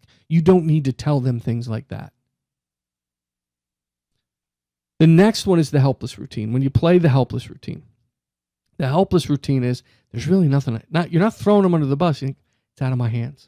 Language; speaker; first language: English; native; English